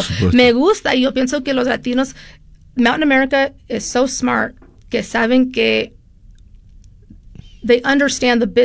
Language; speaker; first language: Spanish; early bilingual, heritage; Spanish